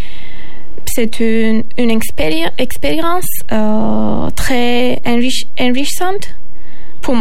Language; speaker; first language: French; non-native, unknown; Turkish